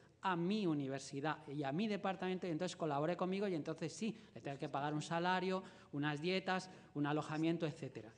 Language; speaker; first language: Spanish; native; Spanish